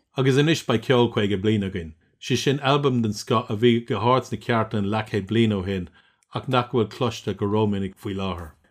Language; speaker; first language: Irish; non-native, local second language; English